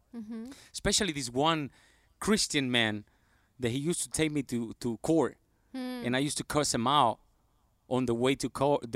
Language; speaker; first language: English; non-native, fluent; Spanish